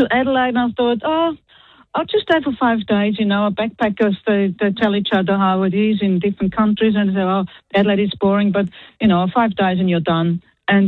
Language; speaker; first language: English; non-native, fluent; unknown